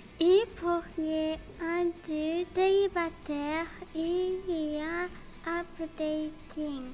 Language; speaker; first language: French; non-native, learner; English